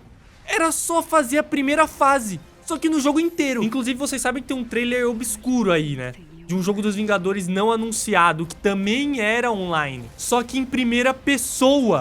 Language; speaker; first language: Portuguese; native; Portuguese